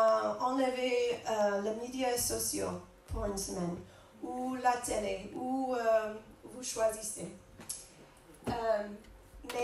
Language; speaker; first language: French; non-native, fluent; English